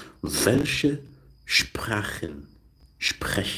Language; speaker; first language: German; non-native, learner; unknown